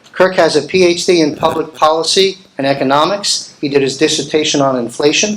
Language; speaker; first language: English; native; English